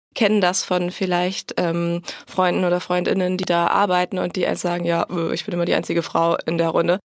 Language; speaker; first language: German; native; German